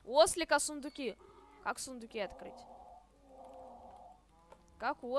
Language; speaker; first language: Russian; native; Russian